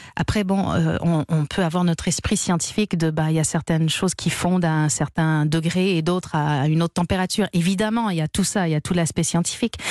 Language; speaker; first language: French; native; French